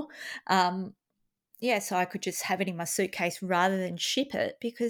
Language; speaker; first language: English; native; English